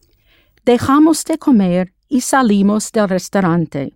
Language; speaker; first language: Spanish; non-native, fluent; English